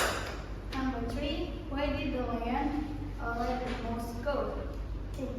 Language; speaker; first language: English; non-native, learner; Indonesian